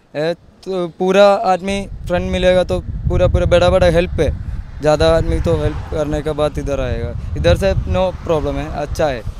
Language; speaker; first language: Hindi; non-native, local second language; Malayalam